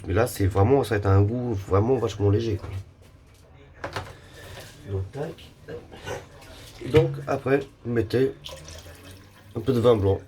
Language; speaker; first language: French; native; French